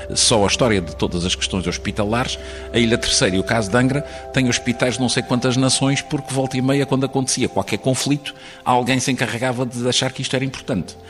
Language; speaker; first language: Portuguese; native; Portuguese